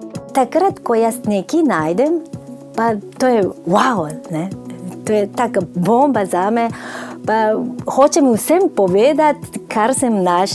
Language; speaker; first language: Slovenian; non-native, fluent; Japanese